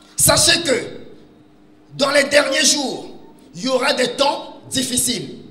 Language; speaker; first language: French; non-native, local second language; Lingala